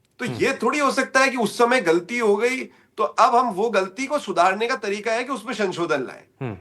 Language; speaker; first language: Hindi; native; Hindi